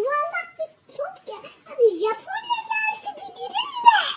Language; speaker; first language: Turkish; native; Turkish